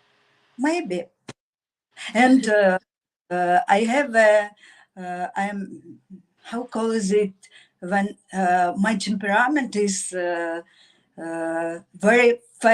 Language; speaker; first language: English; non-native, learner; Russian